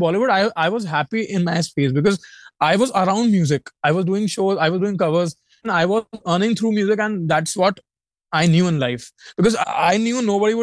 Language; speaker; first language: English; non-native, local second language; Hindi